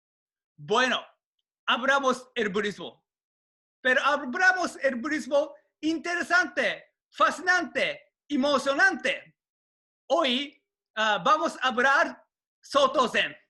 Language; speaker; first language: Spanish; non-native, fluent; Japanese